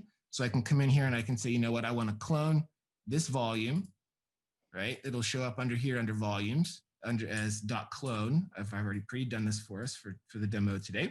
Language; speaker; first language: English; native; English